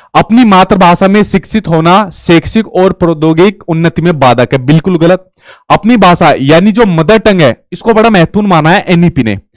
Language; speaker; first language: Hindi; native; Hindi